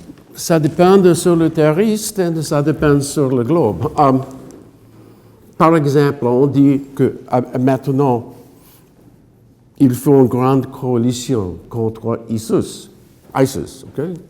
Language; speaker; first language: French; non-native, fluent; English